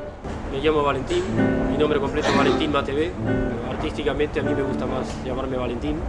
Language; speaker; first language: Spanish; native; Spanish